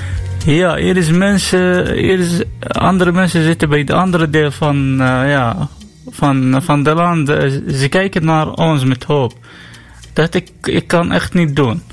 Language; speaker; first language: Dutch; non-native, learner; Arabic